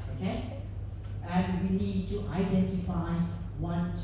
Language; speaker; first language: English; non-native, fluent; Thai